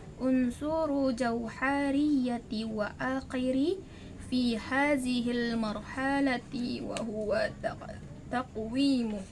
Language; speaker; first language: Arabic; non-native, learner; Indonesian